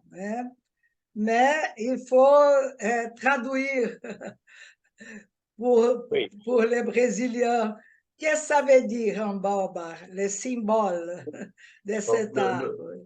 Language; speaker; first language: French; non-native, learner; Portuguese